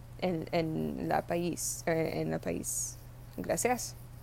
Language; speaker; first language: Spanish; non-native, learner; English